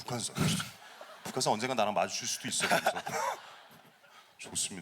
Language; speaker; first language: Korean; native; Korean